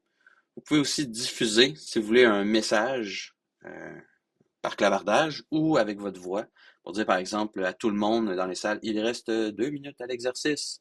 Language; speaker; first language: French; native; French